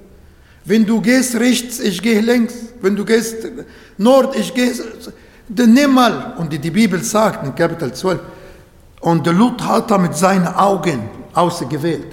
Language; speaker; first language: German; non-native, fluent; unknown